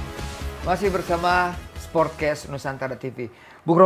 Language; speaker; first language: Indonesian; native; Indonesian